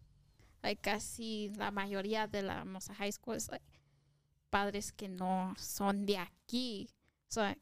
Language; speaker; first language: Spanish; early bilingual, heritage; Spanish